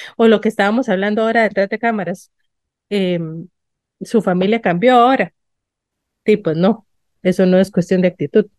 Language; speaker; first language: Spanish; native; Spanish